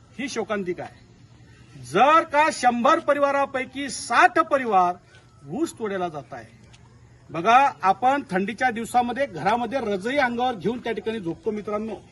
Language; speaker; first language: Marathi; non-native, local second language; Lambadi